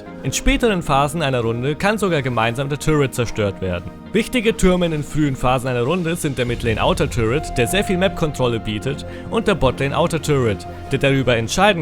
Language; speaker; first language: German; native; German